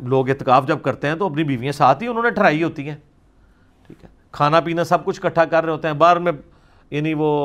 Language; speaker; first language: Urdu; native; Urdu